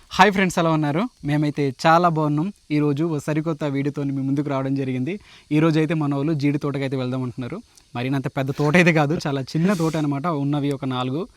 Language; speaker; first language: Telugu; native; Telugu